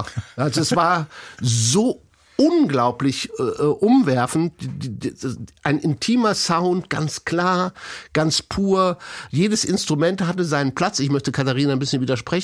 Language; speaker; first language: German; native; German